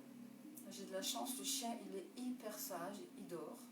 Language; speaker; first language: French; native; French